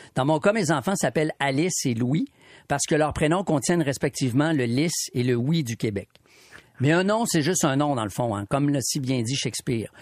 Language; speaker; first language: French; native; French